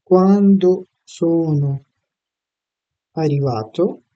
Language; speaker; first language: Italian; non-native, fluent; Urdu